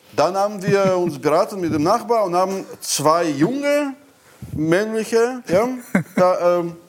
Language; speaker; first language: German; non-native, fluent; Russian